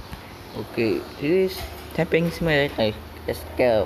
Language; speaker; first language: English; non-native, learner; Indonesian